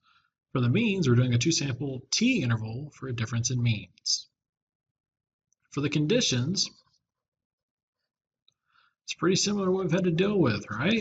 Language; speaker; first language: English; native; English